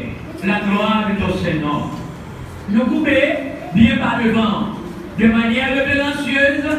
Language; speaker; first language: French; non-native, local second language; Haitian Creole